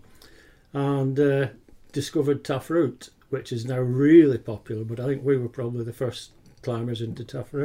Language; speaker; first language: English; native; English